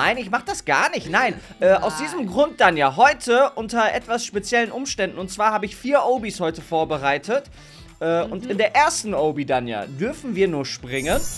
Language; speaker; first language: German; native; German